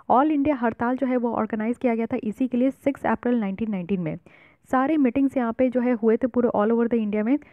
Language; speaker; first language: Hindi; native; Hindi